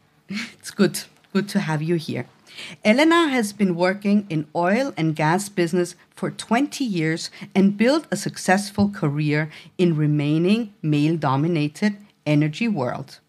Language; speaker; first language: English; non-native, fluent; German